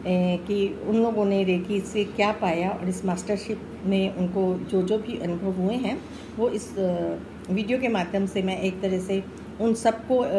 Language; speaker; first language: Hindi; native; Hindi